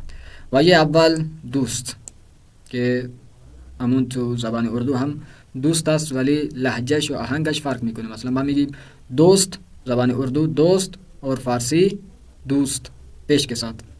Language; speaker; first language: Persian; non-native, fluent; Urdu